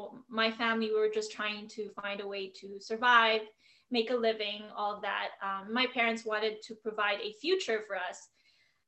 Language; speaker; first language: English; non-native, local second language; Filipino